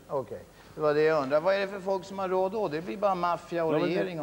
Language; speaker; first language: Swedish; native; Swedish